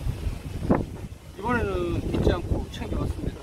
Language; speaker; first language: Korean; native; Korean